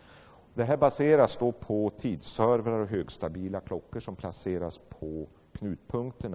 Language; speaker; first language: Swedish; native; Swedish